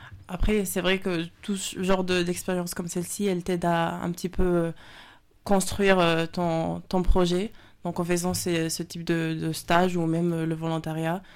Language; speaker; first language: French; non-native, fluent; Spanish